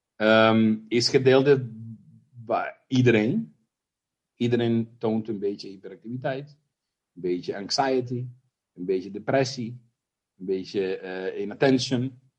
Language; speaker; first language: Dutch; non-native, fluent; Spanish